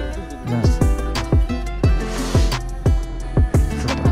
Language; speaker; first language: Japanese; native; Japanese